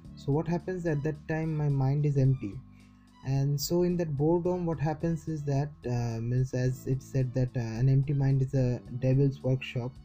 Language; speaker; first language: English; non-native, local second language; Bangla